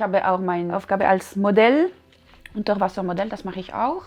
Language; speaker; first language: German; non-native, learner; French